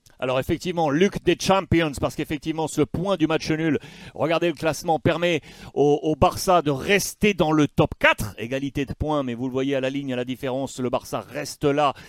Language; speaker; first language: French; native; French